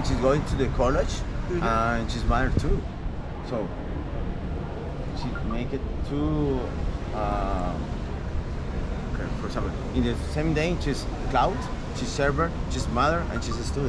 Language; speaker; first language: English; non-native, learner; Spanish